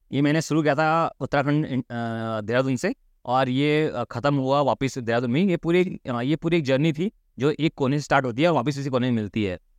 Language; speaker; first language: Hindi; native; Hindi